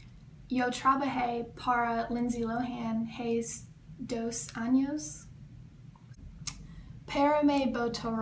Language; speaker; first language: Spanish; non-native, learner; English